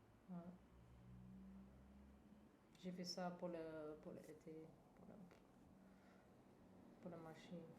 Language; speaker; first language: French; non-native, fluent; English